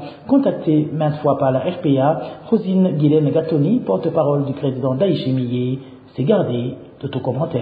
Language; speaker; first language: French; non-native, local second language; Rundi